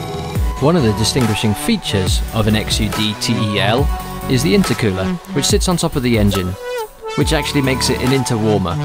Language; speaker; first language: English; native; English